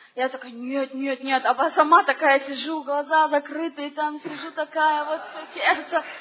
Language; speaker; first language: Russian; non-native, learner; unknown